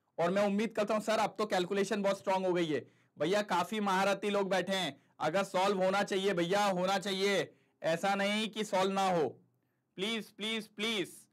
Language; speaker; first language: Hindi; native; Hindi